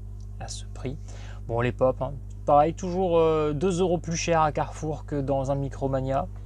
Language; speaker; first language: French; native; French